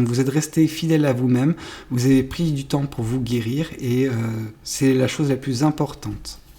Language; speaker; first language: French; native; French